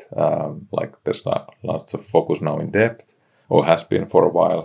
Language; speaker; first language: English; non-native, fluent; Finnish